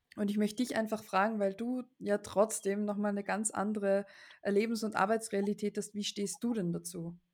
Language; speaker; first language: German; native; German